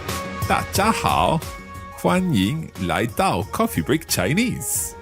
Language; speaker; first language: Chinese; non-native, learner; English